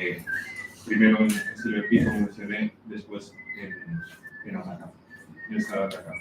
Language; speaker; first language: Spanish; native; Spanish